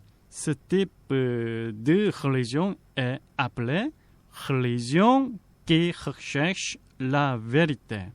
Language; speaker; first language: French; non-native, fluent; Korean